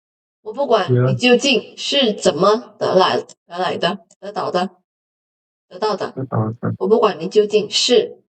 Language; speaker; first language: Chinese; non-native, fluent; Indonesian